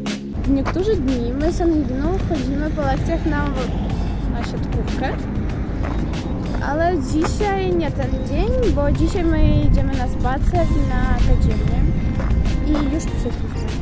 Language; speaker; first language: Polish; non-native, learner; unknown